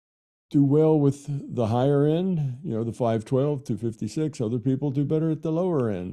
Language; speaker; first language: English; native; English